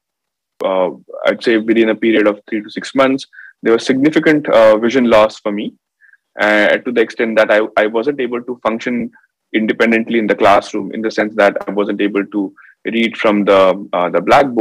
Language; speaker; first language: English; non-native, local second language; Marathi